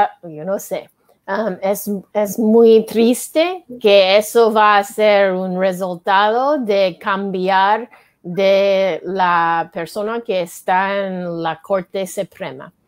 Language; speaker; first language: Spanish; non-native, learner; English